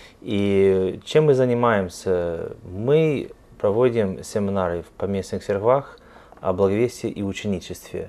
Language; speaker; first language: Russian; non-native, fluent; English